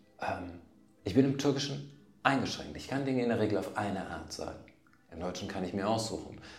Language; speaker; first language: German; native; German